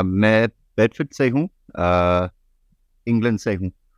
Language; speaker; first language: Hindi; non-native, learner; English